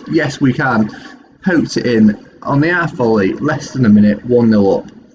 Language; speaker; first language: English; native; English